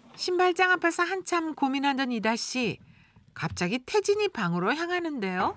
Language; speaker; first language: Korean; native; Korean